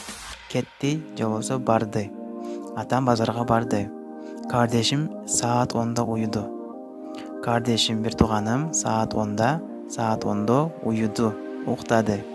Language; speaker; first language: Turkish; non-native, fluent; Kyrgyz